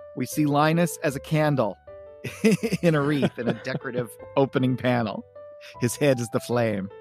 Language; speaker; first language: English; native; English